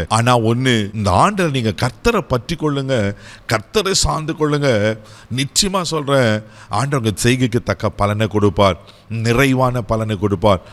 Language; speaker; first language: Tamil; native; Tamil